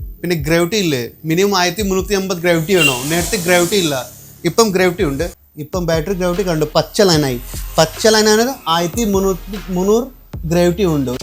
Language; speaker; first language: Malayalam; non-native, learner; Kannada